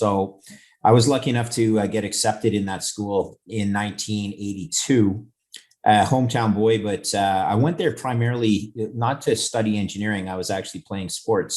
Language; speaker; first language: English; native; English